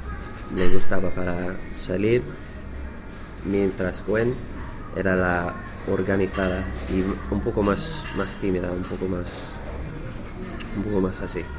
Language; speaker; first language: Spanish; non-native, learner; English